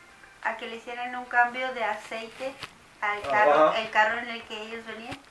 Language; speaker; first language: Spanish; native; Spanish